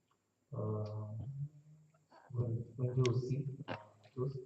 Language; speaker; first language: French; non-native, learner; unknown